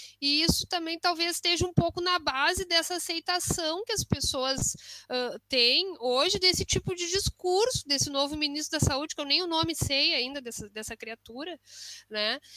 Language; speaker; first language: Portuguese; native; Portuguese